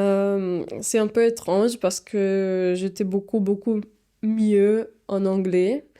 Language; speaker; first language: French; non-native, fluent; Portuguese